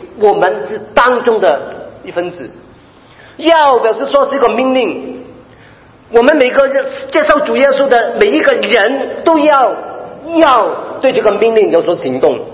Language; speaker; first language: Chinese; non-native, local second language; Cantonese